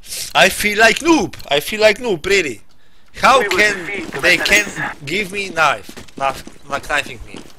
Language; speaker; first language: English; non-native, learner; Polish